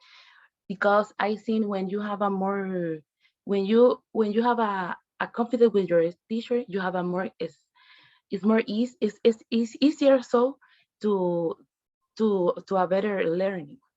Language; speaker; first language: English; non-native, learner; Spanish